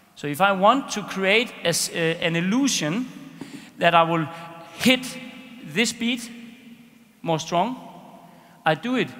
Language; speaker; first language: English; non-native, fluent; Danish